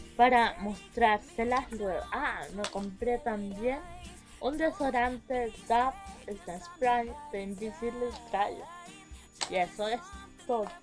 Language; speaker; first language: Spanish; native; Spanish